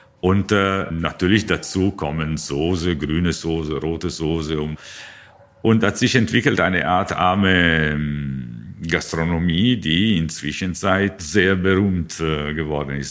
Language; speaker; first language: German; non-native, learner; Italian